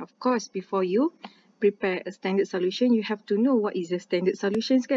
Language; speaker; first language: English; non-native, local second language; Malay